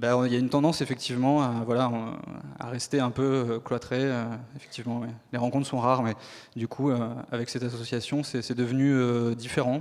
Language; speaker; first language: French; native; French